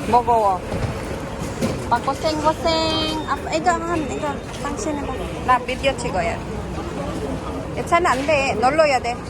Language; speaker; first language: Korean; non-native, learner; Filipino